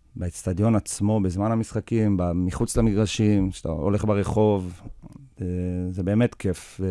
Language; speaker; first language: Hebrew; early bilingual, other home language; English